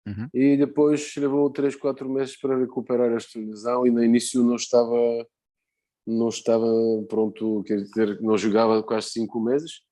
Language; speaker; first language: Portuguese; non-native, fluent; Bulgarian